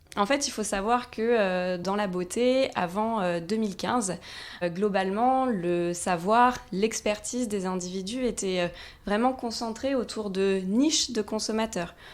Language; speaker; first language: French; native; French